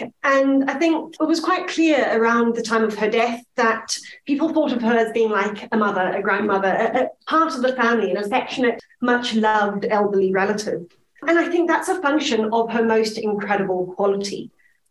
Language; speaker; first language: English; native; English